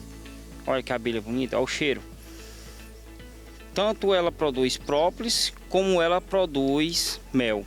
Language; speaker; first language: Portuguese; native; Portuguese